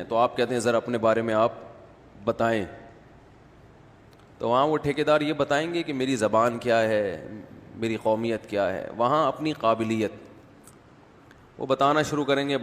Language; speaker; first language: Urdu; native; Urdu